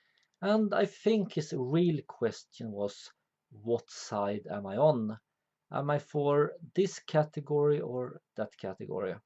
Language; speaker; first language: English; non-native, fluent; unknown